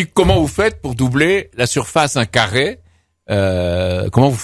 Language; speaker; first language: French; native; French